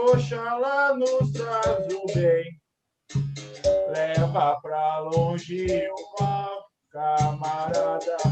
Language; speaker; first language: Portuguese; native; Portuguese